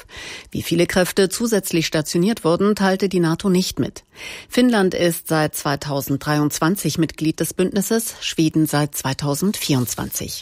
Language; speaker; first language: German; native; German